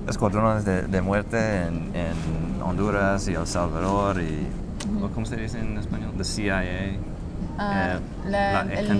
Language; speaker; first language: Spanish; non-native, fluent; English